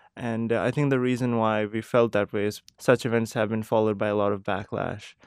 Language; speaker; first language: English; non-native, local second language; Urdu